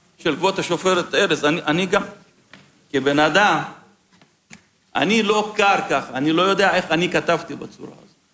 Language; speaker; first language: Hebrew; non-native, local second language; Arabic